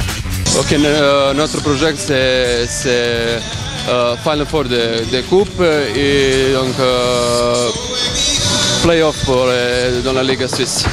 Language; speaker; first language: French; non-native, learner; Serbian